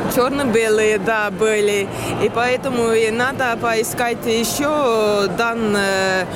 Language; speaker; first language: Russian; non-native, learner; Estonian